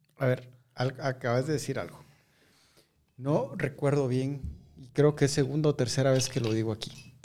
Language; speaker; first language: Spanish; native; Spanish